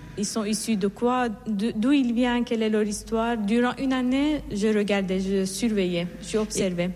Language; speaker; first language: French; non-native, fluent; Persian